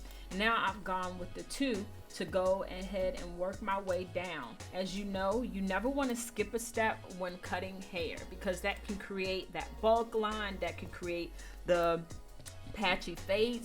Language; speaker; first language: English; native; English